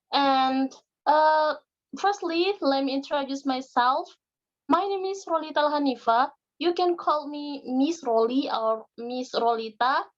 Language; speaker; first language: English; non-native, learner; Indonesian